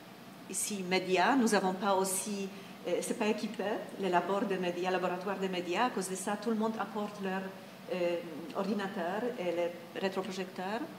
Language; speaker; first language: French; non-native, fluent; Polish